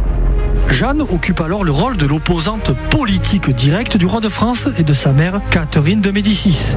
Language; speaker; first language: French; native; French